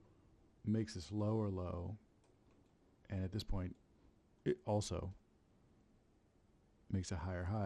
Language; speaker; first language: English; native; English